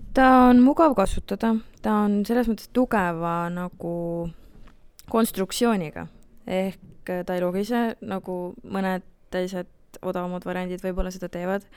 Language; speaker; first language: Estonian; native; Estonian